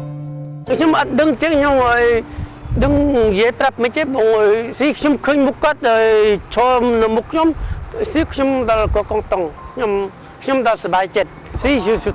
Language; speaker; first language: Khmer; early bilingual, heritage; Khmer